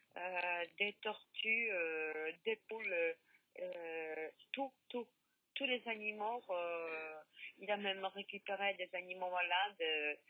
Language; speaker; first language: French; non-native, learner; Polish